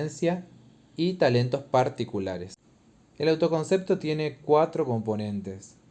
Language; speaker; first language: Spanish; native; Spanish